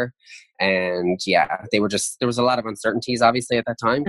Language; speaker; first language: English; native; English